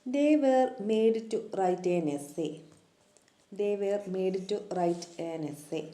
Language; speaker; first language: English; non-native, local second language; Malayalam